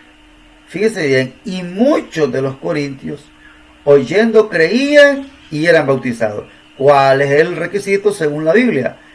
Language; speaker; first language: Spanish; native; Spanish